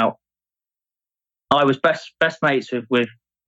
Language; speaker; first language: English; native; English